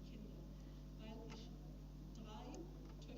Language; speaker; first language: German; non-native, learner; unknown